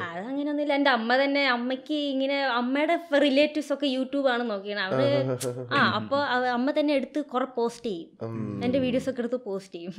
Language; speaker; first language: Malayalam; early bilingual, heritage; Malayalam